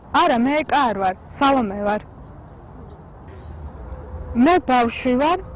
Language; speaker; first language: Georgian; non-native, learner; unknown